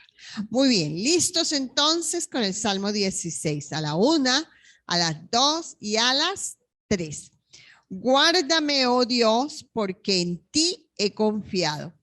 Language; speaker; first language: Spanish; native; Spanish